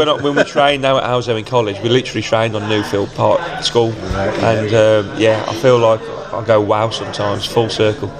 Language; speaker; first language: English; native; English